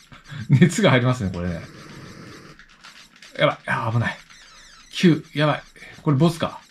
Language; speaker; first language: Japanese; native; Japanese